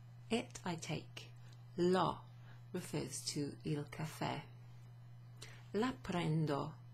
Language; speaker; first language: Italian; non-native, fluent; English